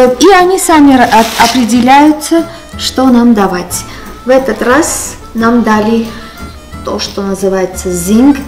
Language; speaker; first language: Russian; non-native, local second language; Armenian